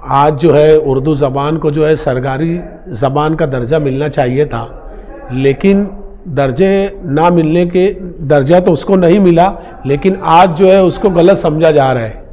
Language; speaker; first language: Urdu; native; Urdu